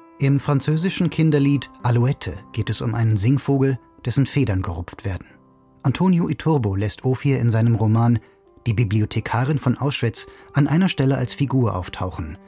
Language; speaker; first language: German; native; German